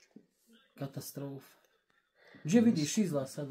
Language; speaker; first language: Bosnian; native; Bosnian